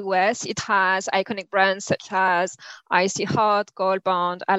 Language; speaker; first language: English; non-native, fluent; French